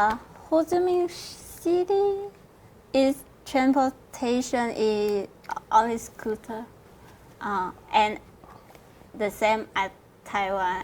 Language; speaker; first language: English; non-native, learner; Vietnamese